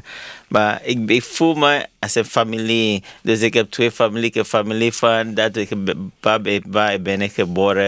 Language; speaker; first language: Dutch; non-native, learner; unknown